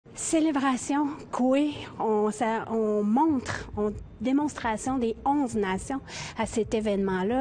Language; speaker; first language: French; native; French